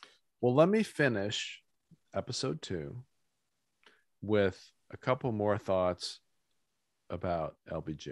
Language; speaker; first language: English; native; English